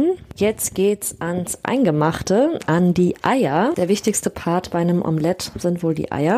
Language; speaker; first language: German; native; German